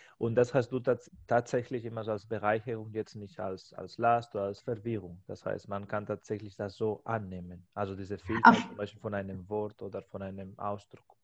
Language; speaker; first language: German; non-native, fluent; Spanish